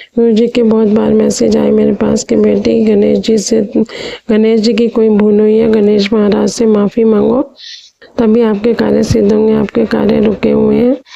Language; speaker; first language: Hindi; native; Hindi